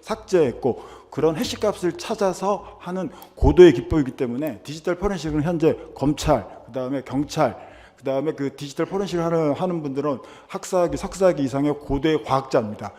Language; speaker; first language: Korean; native; Korean